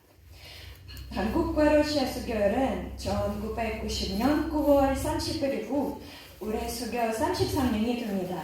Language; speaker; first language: Korean; non-native, learner; Russian